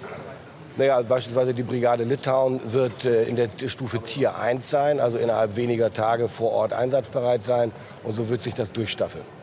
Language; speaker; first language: German; native; German